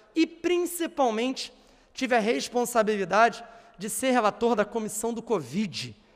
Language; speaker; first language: Portuguese; native; Portuguese